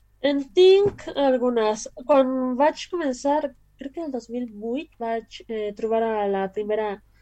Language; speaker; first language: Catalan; non-native, learner; Spanish